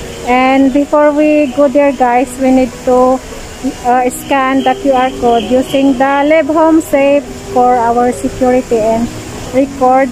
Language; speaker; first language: English; non-native, local second language; Filipino